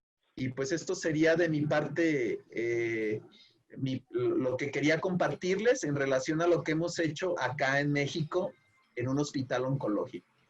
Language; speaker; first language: Spanish; native; Spanish